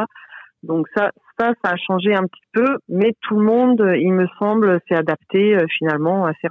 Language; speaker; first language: French; native; French